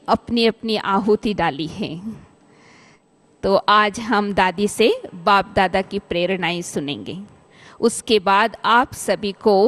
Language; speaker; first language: Hindi; native; Hindi